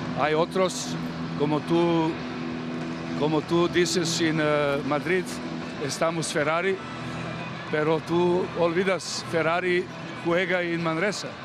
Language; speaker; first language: Spanish; non-native, learner; Serbian